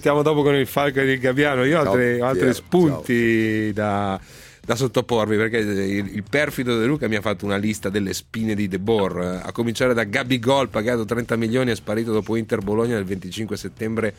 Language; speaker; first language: Italian; native; Italian